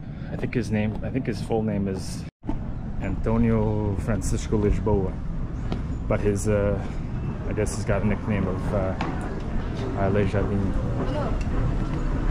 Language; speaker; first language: English; native; English